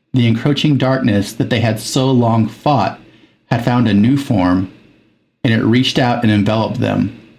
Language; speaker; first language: English; early bilingual, other home language; Spanish